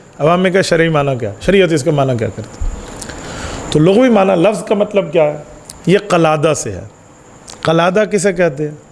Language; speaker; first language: Urdu; non-native, local second language; Punjabi